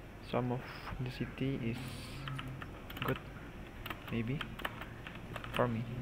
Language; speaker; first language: English; non-native, learner; Indonesian